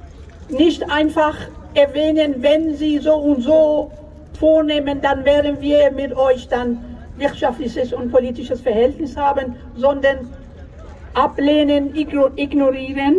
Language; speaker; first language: German; non-native, fluent; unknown